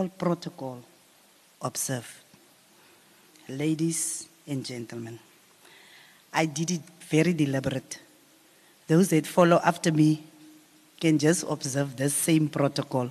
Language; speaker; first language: English; non-native, local second language; Afrikaans